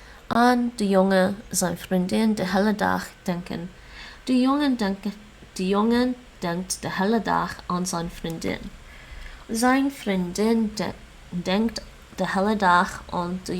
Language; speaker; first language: Dutch; non-native, learner; English